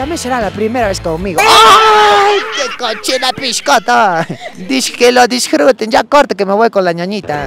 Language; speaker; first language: Spanish; native; Spanish